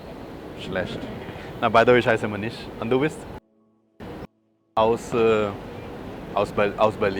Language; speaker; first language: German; non-native, learner; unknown